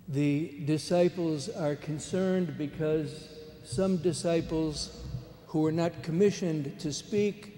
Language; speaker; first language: English; native; English